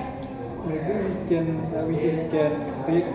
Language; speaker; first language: English; non-native, learner; Indonesian